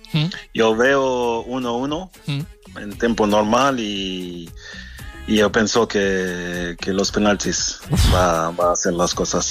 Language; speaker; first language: Spanish; non-native, fluent; French